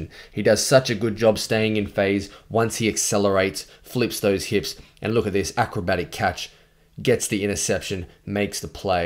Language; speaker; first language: English; native; English